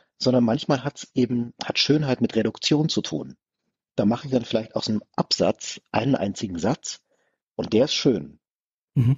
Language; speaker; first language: German; native; German